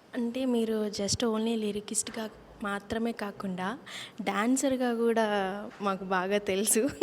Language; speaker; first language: Telugu; native; Telugu